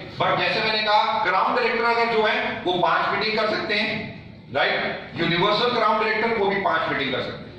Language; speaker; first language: Hindi; native; Hindi